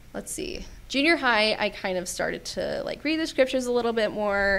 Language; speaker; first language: English; native; English